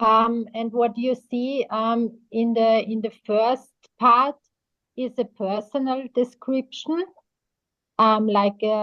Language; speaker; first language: English; non-native, fluent; German